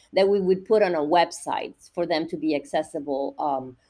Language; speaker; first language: English; non-native, fluent; Spanish